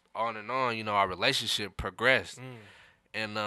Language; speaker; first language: English; native; English